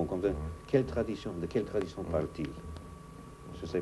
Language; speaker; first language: French; non-native, fluent; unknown